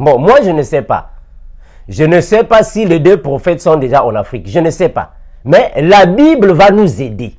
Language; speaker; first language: French; non-native, local second language; Lingala